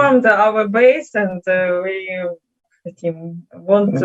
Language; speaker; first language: English; non-native, learner; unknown